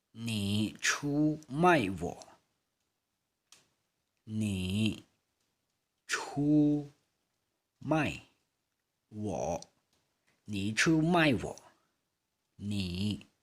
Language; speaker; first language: Chinese; non-native, fluent; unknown